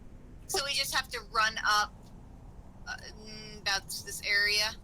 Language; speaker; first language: English; native; English